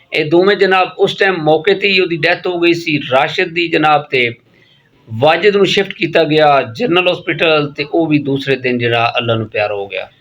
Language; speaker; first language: Urdu; non-native, local second language; Punjabi